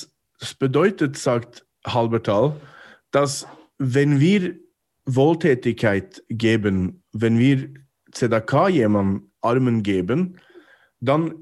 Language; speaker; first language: German; non-native, fluent; English